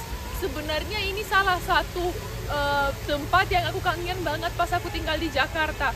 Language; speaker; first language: Indonesian; non-native, fluent; Romanian